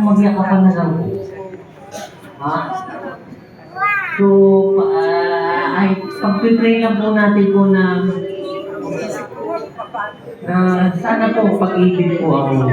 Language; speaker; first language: Filipino; native; Filipino